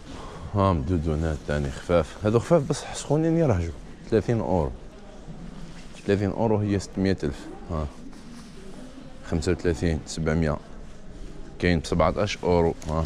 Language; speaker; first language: Arabic; native; Arabic